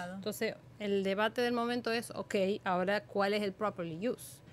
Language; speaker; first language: Spanish; native; Spanish